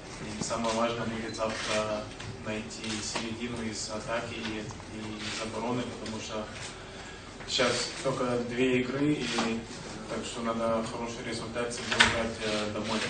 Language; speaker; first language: Russian; early bilingual, heritage; Russian